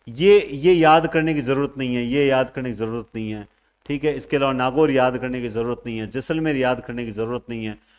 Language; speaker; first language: Hindi; native; Hindi